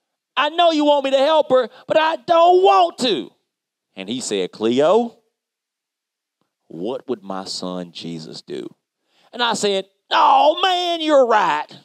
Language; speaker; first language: English; native; English